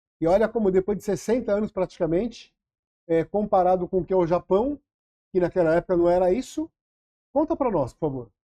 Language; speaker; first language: Portuguese; native; Portuguese